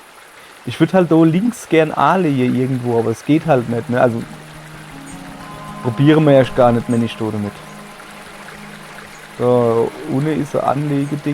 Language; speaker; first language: German; native; German